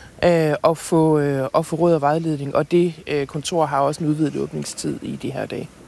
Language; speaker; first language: Danish; native; Danish